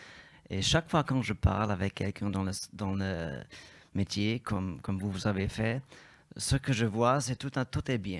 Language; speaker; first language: French; non-native, fluent; German